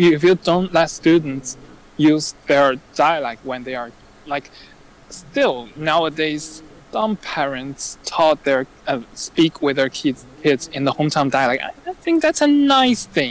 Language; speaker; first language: English; non-native, fluent; Chinese